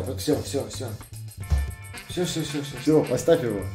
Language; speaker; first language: Russian; native; Russian